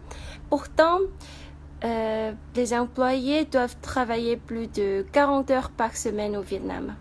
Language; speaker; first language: French; non-native, fluent; Vietnamese